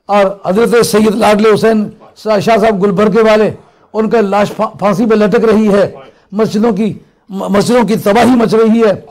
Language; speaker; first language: Urdu; non-native, local second language; Punjabi